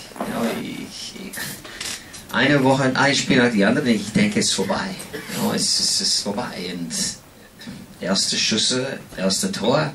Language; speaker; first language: German; non-native, fluent; English